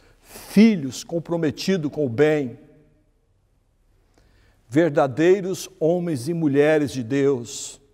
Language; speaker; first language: Portuguese; native; Portuguese